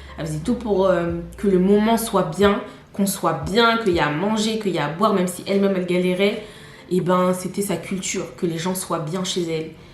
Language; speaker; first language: French; native; French